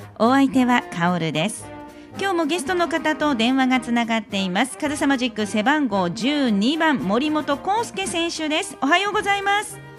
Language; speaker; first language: Japanese; native; Japanese